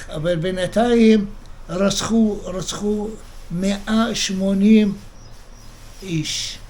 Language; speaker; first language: Hebrew; early bilingual, other home language; Arabic